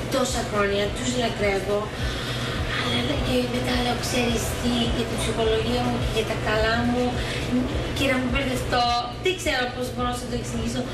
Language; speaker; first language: Greek; early bilingual, heritage; Greek